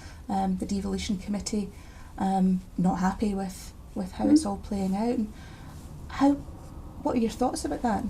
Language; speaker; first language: English; native; English